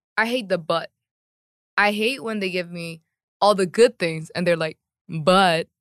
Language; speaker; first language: English; non-native, fluent; Korean